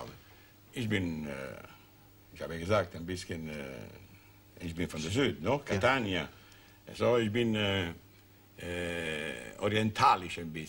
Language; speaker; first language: German; non-native, learner; Italian